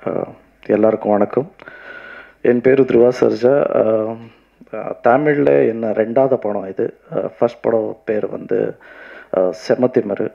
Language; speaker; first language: Tamil; non-native, learner; Kannada